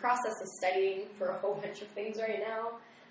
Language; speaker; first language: English; native; English